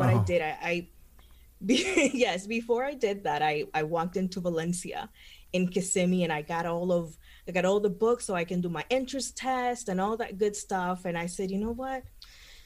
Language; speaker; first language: English; non-native, fluent; Spanish